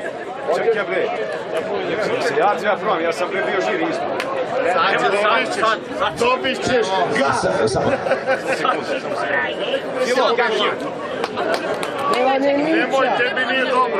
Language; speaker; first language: Bosnian; native; Bosnian